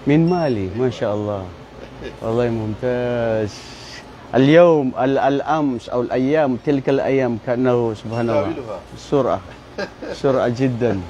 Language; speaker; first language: Arabic; non-native, fluent; Maranao